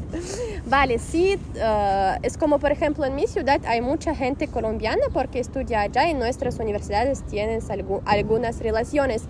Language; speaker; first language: Spanish; non-native, fluent; Russian